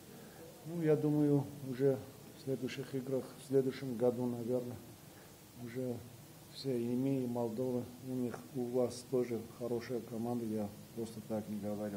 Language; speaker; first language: Russian; non-native, fluent; Armenian